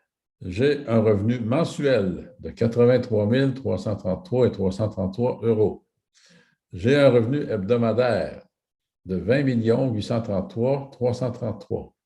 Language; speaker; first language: French; native; French